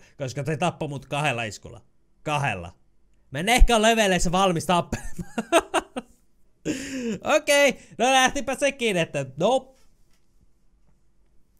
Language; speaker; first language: Finnish; native; Finnish